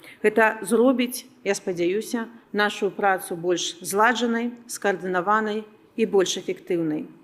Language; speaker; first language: Belarusian; non-native, local second language; Russian